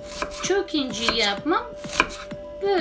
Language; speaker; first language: Turkish; non-native, learner; Russian